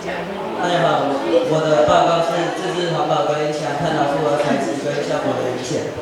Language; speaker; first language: Chinese; native; Chinese